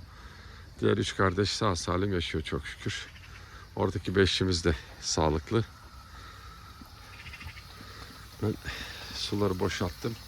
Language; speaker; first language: Turkish; native; Turkish